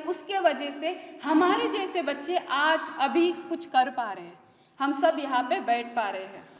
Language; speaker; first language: Hindi; non-native, local second language; Marathi